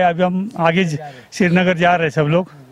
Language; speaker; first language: Hindi; non-native, local second language; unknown